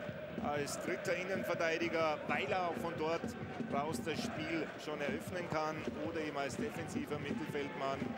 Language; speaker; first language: German; native; German